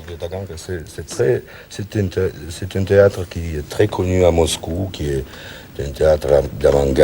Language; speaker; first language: French; non-native, learner; Russian